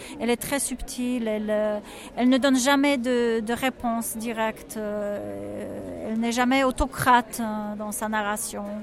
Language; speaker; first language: French; non-native, fluent; Polish